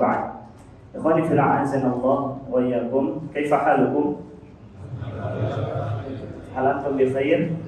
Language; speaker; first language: Arabic; non-native, fluent; Indonesian